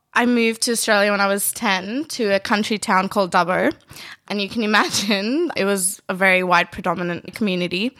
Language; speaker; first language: English; early bilingual, other home language; Bangla